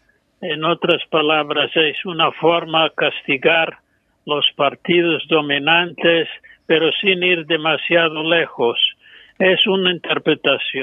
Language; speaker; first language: Spanish; non-native, fluent; English